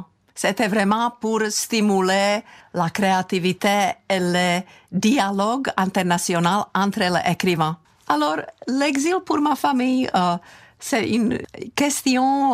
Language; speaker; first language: French; non-native, fluent; Czech